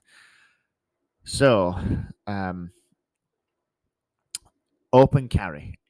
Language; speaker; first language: English; native; English